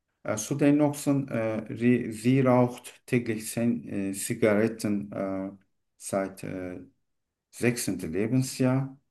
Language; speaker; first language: German; non-native, fluent; Turkish